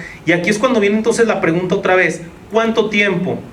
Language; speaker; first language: Spanish; native; Spanish